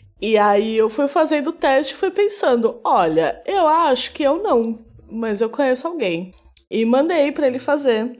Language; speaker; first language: Portuguese; native; Portuguese